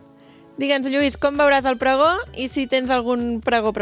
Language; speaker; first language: Catalan; native; Catalan